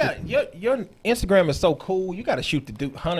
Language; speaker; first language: English; native; English